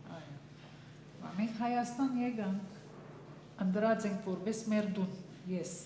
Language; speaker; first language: Armenian; early bilingual, heritage; Armenian